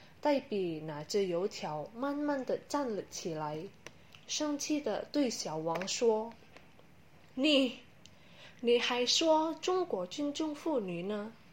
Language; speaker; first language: Chinese; non-native, learner; Indonesian